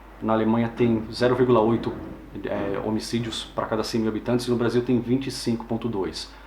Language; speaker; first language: Portuguese; native; Portuguese